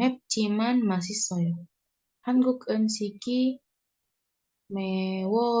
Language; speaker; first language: Korean; non-native, fluent; Indonesian